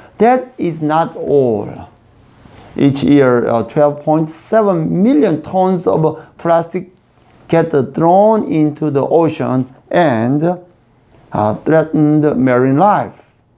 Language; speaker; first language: English; non-native, fluent; Korean